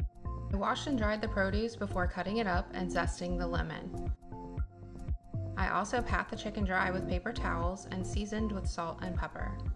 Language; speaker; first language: English; native; English